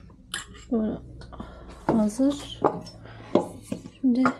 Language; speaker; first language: Turkish; non-native, learner; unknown